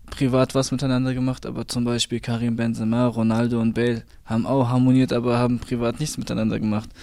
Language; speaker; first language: German; native; German